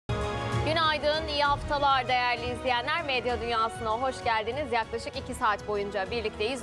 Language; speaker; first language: Turkish; native; Turkish